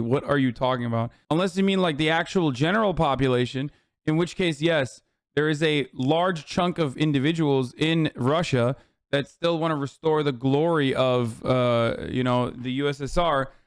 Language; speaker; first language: English; native; English